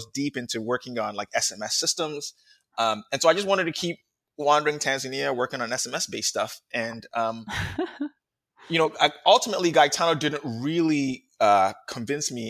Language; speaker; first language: English; non-native, local second language; Akan